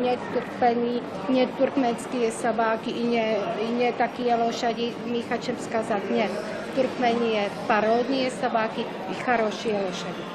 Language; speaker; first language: Russian; non-native, learner; Czech